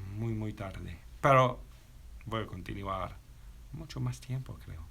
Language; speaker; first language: Spanish; non-native, fluent; English